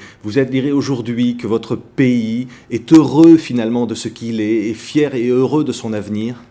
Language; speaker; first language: French; native; French